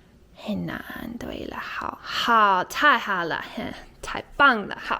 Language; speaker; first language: Chinese; non-native, learner; English